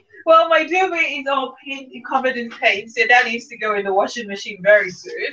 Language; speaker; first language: English; non-native, local second language; Yoruba